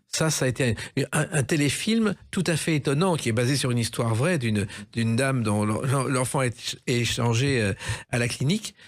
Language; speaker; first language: French; native; French